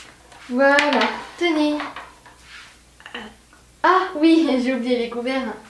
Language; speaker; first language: French; native; French